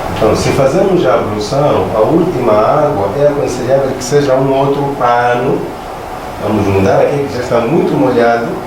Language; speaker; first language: Portuguese; non-native, local second language; Makhuwa